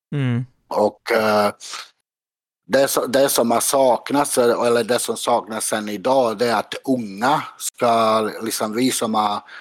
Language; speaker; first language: Swedish; non-native, fluent; Bosnian